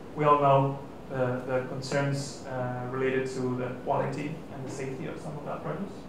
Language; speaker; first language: English; non-native, fluent; Catalan